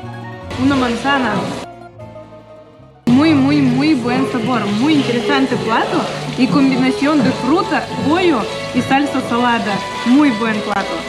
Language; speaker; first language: Spanish; non-native, fluent; Russian